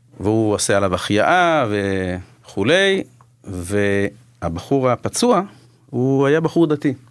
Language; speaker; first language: Hebrew; native; Hebrew